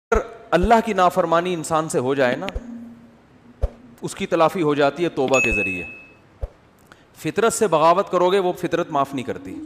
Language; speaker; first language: Urdu; native; Urdu